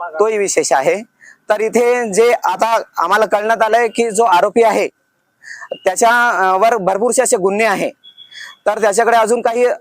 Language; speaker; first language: Marathi; non-native, local second language; Lambadi